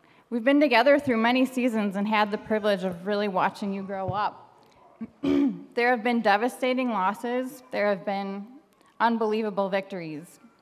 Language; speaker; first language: English; native; English